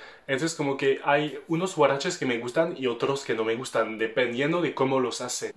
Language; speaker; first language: Spanish; non-native, fluent; French